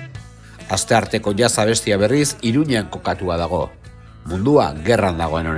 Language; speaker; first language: Basque; native; Basque